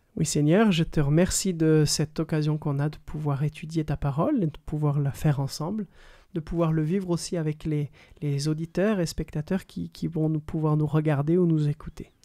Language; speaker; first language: French; native; French